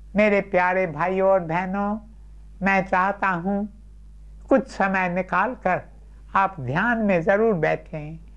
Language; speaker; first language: Urdu; non-native, local second language; Sindhi